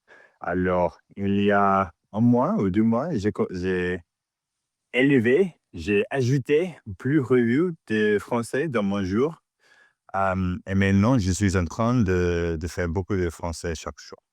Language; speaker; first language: French; non-native, learner; English